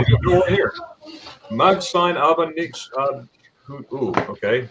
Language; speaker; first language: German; non-native, learner; English